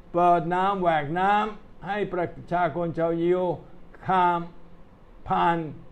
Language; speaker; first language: Thai; non-native, fluent; Italian